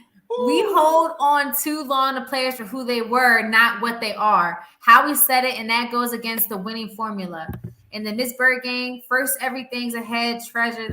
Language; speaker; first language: English; native; English